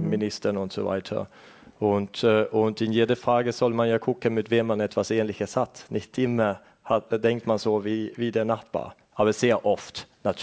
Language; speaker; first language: German; non-native, fluent; Estonian